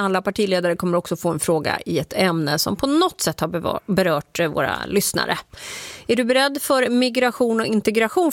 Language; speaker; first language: Swedish; native; Swedish